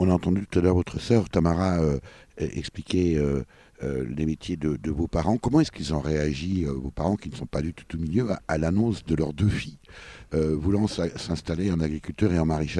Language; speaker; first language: French; native; French